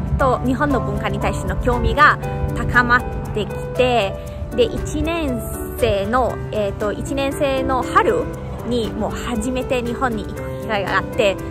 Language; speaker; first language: Japanese; non-native, fluent; Italian